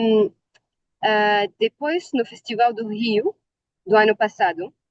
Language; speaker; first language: Portuguese; non-native, learner; Arabic